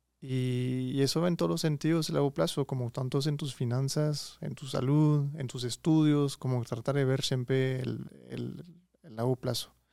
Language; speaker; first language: Spanish; non-native, fluent; French